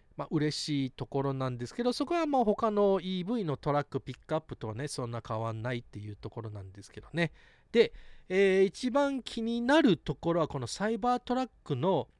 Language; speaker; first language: Japanese; early bilingual, heritage; English